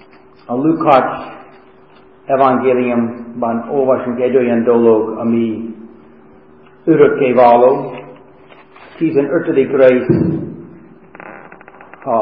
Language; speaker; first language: Hungarian; non-native, fluent; English